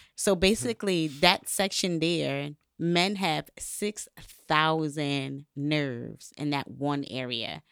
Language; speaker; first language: English; native; English